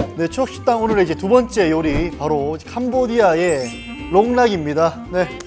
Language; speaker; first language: Korean; native; Korean